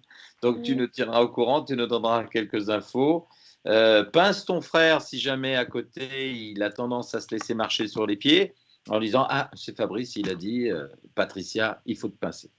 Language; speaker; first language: French; native; French